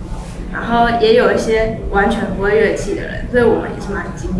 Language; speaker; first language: Chinese; native; Chinese